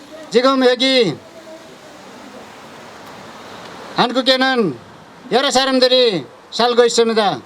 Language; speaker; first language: Korean; non-native, fluent; Nepali